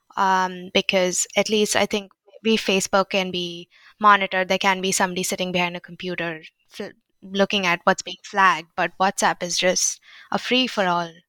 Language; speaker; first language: English; non-native, local second language; Hindi